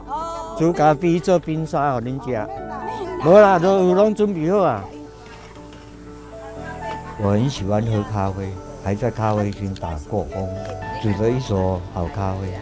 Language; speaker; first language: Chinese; non-native, local second language; Min Nan Chinese